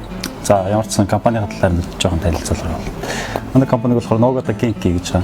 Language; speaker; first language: Mongolian; native; Mongolian